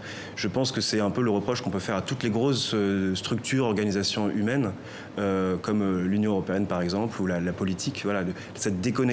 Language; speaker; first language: French; native; French